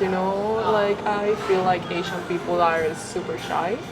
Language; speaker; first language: English; non-native, fluent; Spanish